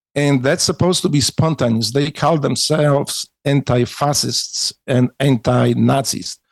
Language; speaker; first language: English; non-native, fluent; Polish